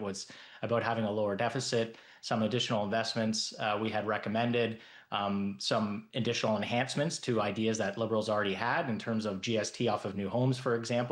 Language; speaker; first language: English; native; English